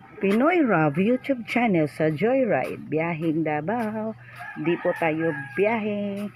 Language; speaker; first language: Filipino; non-native, local second language; Cebuano